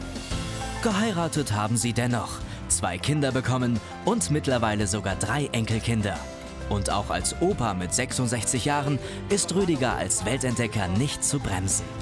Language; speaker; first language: German; native; German